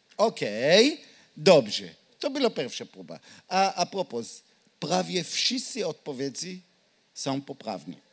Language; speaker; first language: Polish; non-native, learner; Hebrew